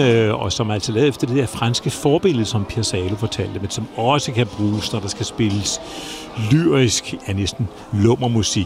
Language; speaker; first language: Danish; native; Danish